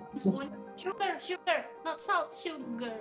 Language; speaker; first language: English; non-native, learner; Indonesian